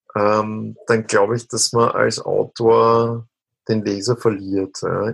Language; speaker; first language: German; native; German